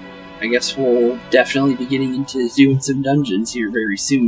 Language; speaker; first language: English; native; English